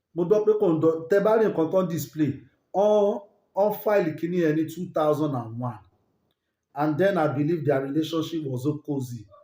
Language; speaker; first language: English; non-native, local second language; Yoruba